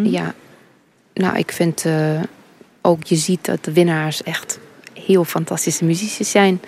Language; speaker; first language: Dutch; early bilingual, heritage; English